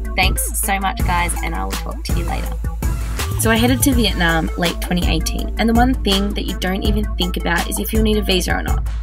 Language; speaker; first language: English; native; English